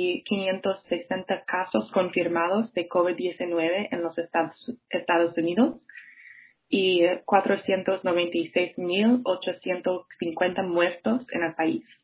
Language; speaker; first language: Spanish; non-native, fluent; English